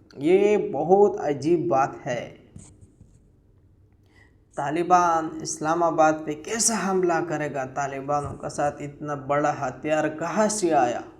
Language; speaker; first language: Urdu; non-native, local second language; Pashto